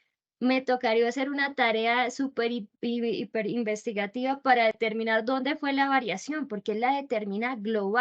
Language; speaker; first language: Spanish; native; Spanish